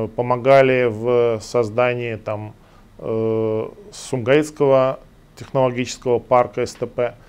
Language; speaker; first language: Russian; native; Russian